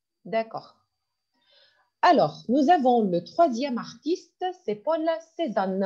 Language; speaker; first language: French; non-native, fluent; Arabic